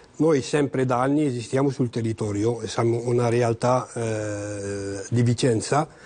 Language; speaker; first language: Italian; non-native, fluent; Arabic